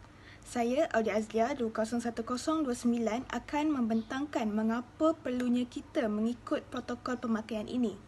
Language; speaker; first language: Malay; native; Malay